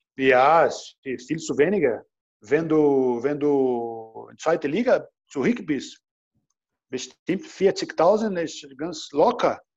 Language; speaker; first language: German; non-native, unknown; Portuguese